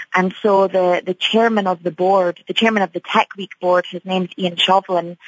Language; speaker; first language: English; native; English